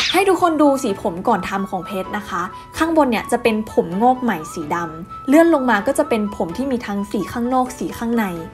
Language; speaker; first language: Thai; native; Thai